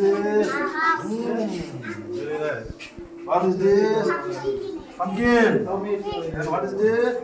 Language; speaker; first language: English; non-native, local second language; Bodo